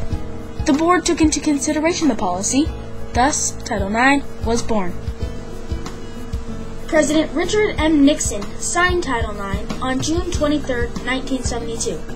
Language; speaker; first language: English; native; English